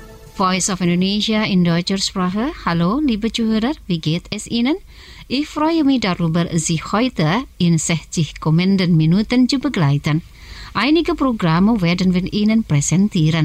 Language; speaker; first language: German; non-native, fluent; Indonesian